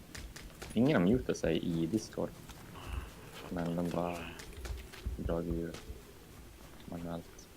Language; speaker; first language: Swedish; native; Swedish